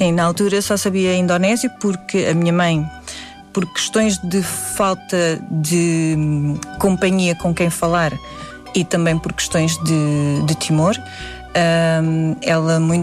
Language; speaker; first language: Portuguese; early bilingual, other home language; Indonesian